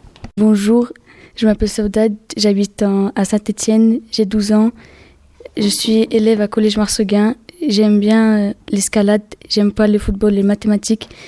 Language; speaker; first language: French; native; French